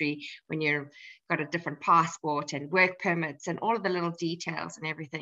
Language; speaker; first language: English; native; English